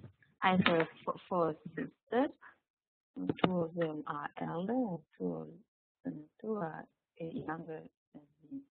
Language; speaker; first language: English; non-native, learner; Tuvinian